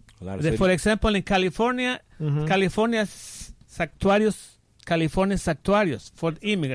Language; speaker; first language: English; non-native, learner; Spanish